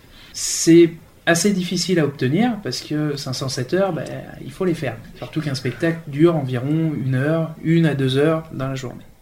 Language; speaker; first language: French; native; French